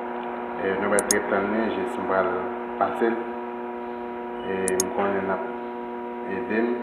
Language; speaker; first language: French; non-native, learner; Haitian Creole